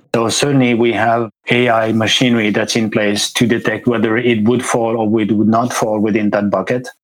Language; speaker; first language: English; non-native, fluent; French